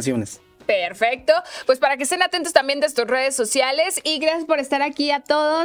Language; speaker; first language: Spanish; native; Spanish